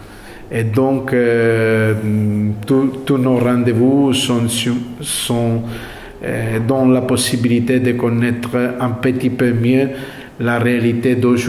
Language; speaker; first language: French; non-native, fluent; Italian